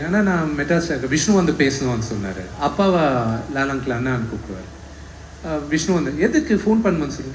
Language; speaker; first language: Tamil; non-native, local second language; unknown